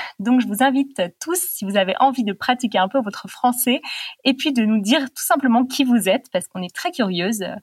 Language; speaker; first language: French; native; French